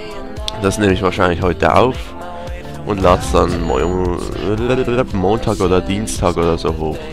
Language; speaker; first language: German; native; German